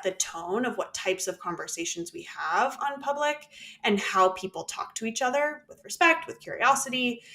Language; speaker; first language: English; native; English